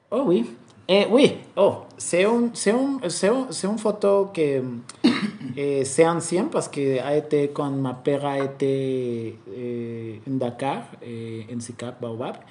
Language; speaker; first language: French; non-native, learner; Spanish